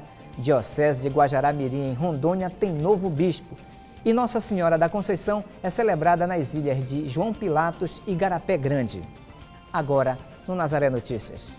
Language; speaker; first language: Portuguese; native; Portuguese